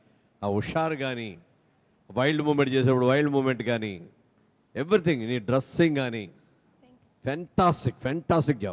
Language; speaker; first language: Telugu; native; Telugu